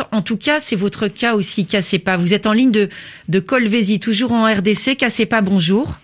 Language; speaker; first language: French; native; French